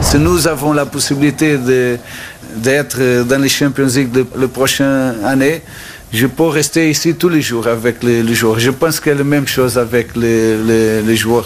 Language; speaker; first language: French; non-native, fluent; Portuguese